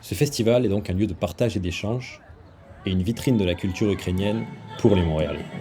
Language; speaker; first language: French; native; French